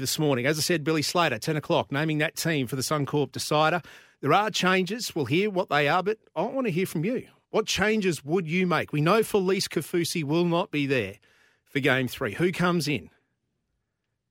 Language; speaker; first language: English; native; English